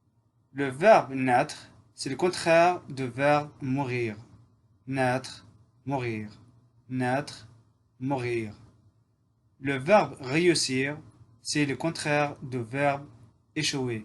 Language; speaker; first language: French; non-native, fluent; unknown